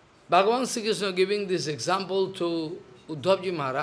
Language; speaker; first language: English; non-native, local second language; Bangla